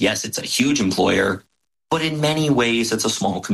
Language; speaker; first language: English; native; English